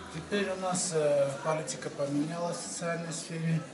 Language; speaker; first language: Russian; non-native, local second language; Armenian